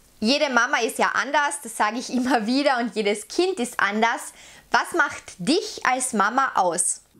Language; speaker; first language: German; native; German